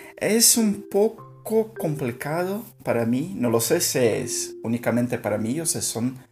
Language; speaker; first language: Spanish; non-native, learner; Portuguese